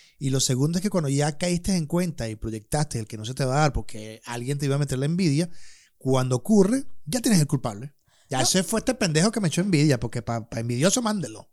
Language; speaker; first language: Spanish; native; Spanish